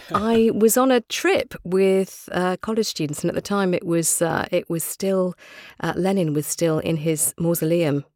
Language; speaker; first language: English; native; English